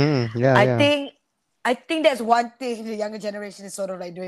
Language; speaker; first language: English; non-native, local second language; Malay